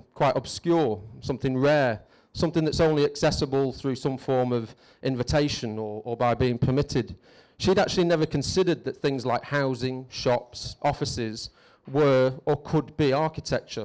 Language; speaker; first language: English; native; English